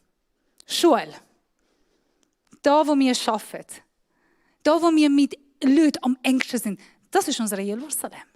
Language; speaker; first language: German; non-native, fluent; Persian